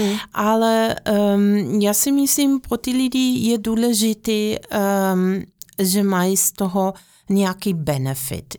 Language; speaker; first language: Czech; non-native, fluent; German